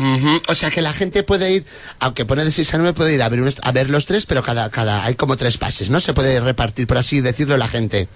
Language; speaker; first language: Spanish; native; Spanish